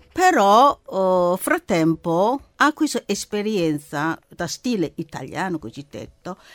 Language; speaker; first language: Italian; non-native, learner; Chinese